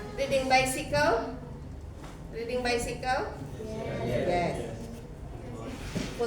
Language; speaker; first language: English; non-native, learner; Indonesian